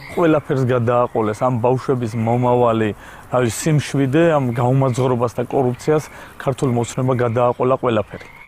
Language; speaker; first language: Georgian; native; Georgian